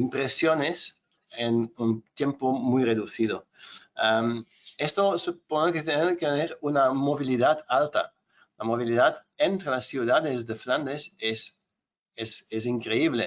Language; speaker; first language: Spanish; non-native, fluent; Dutch